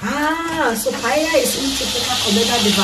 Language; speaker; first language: Spanish; non-native, learner; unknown